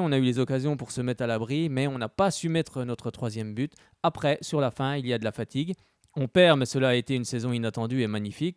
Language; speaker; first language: French; native; French